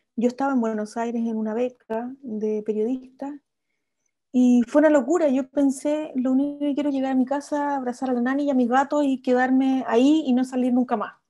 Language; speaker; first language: Spanish; native; Spanish